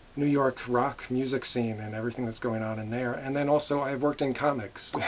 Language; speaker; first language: English; native; English